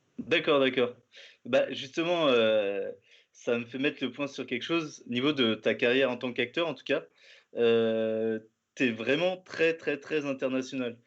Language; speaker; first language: French; native; French